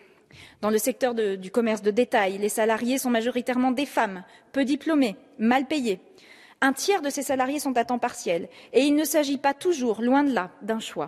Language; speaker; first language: French; native; French